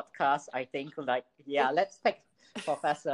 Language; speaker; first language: English; non-native, local second language; Chinese